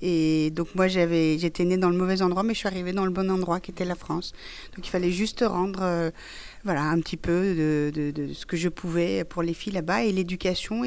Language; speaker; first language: French; early bilingual, other home language; Persian